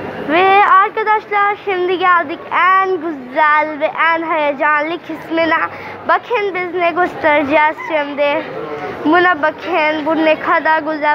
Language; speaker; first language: Turkish; non-native, learner; Urdu